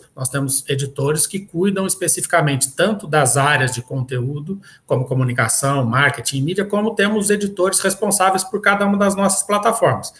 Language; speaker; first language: Portuguese; native; Portuguese